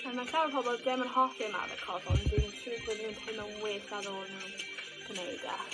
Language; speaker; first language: Welsh; non-native, local second language; English